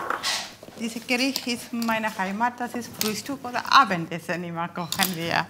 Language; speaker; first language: German; non-native, learner; Tamil